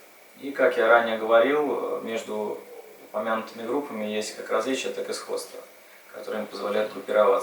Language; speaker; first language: Russian; native; Russian